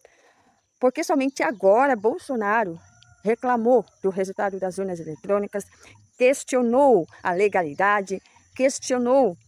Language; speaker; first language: Portuguese; native; Portuguese